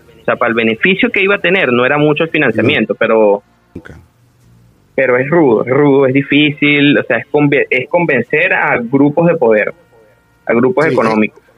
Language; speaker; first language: Spanish; native; Spanish